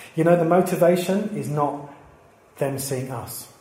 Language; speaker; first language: English; native; English